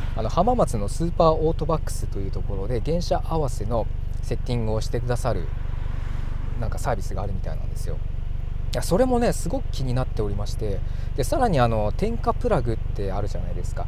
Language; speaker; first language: Japanese; native; Japanese